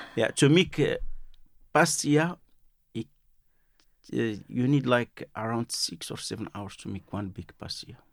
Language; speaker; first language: English; non-native, learner; Arabic